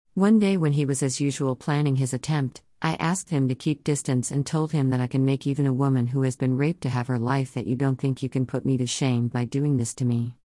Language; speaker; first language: English; non-native, local second language; Tamil